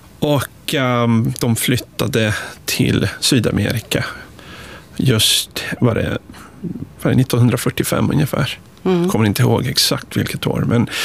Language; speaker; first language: Swedish; early bilingual, other home language; Spanish